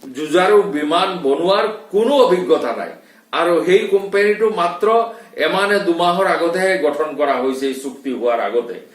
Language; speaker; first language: Assamese; non-native, local second language; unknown